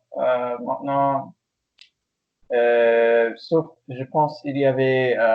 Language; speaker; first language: French; non-native, learner; English